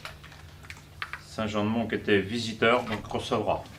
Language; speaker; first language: French; native; French